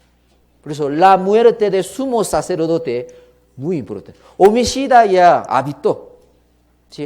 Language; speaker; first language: Spanish; non-native, learner; Korean